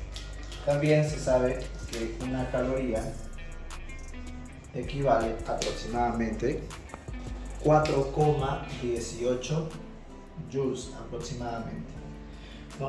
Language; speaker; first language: Spanish; native; Spanish